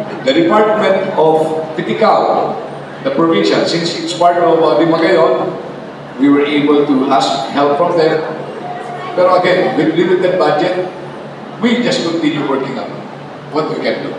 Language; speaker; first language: English; non-native, local second language; Bikol